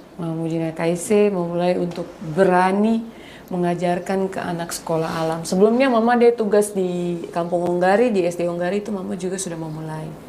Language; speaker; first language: Indonesian; native; Indonesian